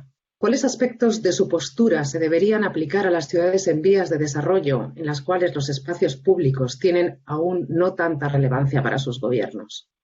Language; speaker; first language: Spanish; native; Spanish